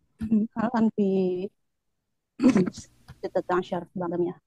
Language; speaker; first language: Arabic; non-native, learner; Indonesian